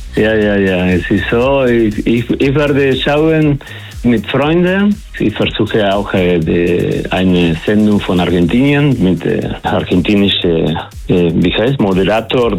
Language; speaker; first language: German; non-native, learner; Spanish